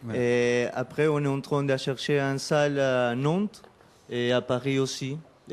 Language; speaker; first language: French; non-native, learner; Spanish